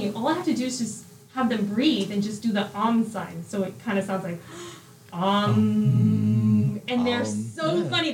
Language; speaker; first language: English; early bilingual, other home language; Spanish